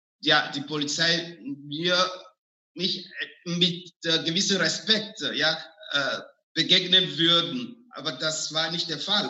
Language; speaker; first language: German; non-native, fluent; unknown